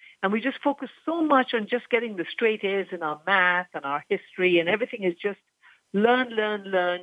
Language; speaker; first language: English; non-native, local second language; Punjabi